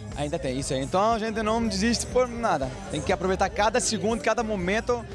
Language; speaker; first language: Portuguese; non-native, fluent; Arabic